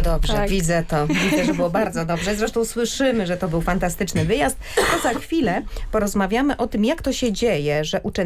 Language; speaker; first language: Polish; native; Polish